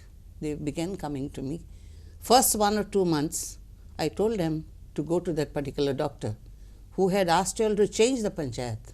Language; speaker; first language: English; non-native, local second language; Konkani